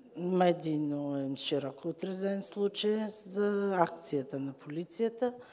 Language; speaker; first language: Bulgarian; native; Bulgarian